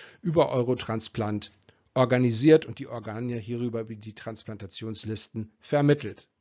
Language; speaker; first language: German; native; German